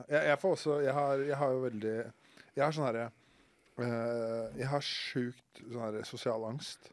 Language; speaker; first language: Norwegian; native; Norwegian